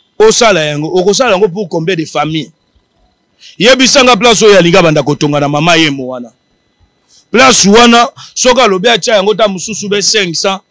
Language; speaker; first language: Lingala; native; Lingala